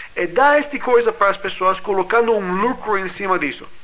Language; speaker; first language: Portuguese; non-native, fluent; English